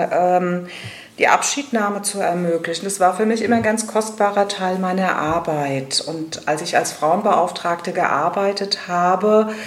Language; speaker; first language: German; native; German